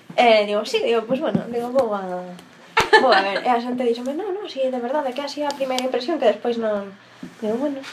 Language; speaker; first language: Galician; non-native, local second language; Spanish